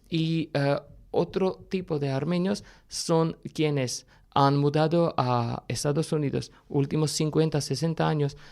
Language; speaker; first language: Spanish; non-native, fluent; Armenian